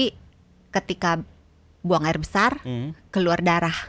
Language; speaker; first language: Indonesian; native; Indonesian